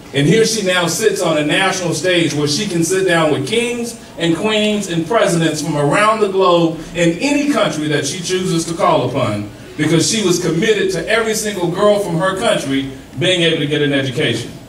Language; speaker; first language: English; native; English